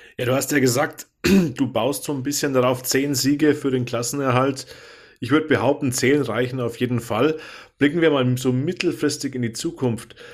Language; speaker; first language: German; native; German